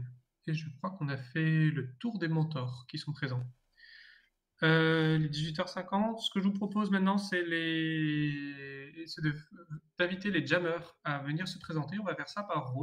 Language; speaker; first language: French; native; French